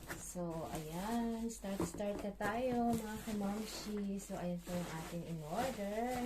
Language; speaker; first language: Filipino; native; Filipino